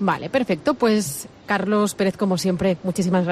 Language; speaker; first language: Spanish; native; Spanish